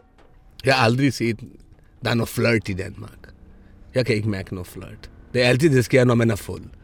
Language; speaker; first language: Danish; non-native, fluent; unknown